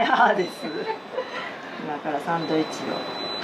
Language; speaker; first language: Japanese; native; Japanese